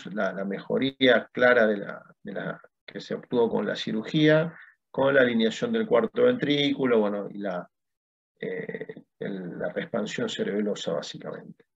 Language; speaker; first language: Spanish; native; Spanish